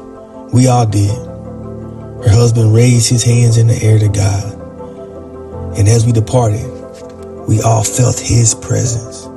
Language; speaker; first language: English; native; English